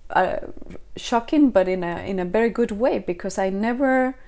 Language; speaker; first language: English; non-native, fluent; Spanish